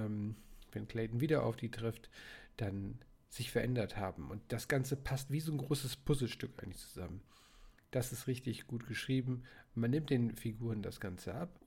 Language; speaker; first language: German; native; German